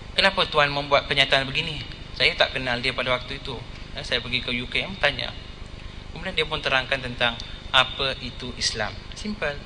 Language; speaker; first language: Malay; non-native, local second language; Tamil